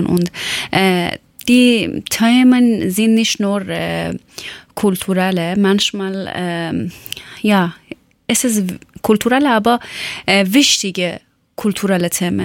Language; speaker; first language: German; non-native, learner; Persian